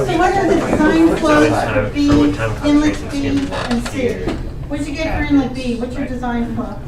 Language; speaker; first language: English; native; English